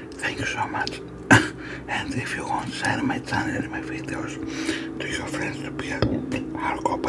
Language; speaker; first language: English; non-native, learner; Greek